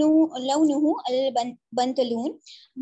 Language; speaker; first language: Arabic; non-native, learner; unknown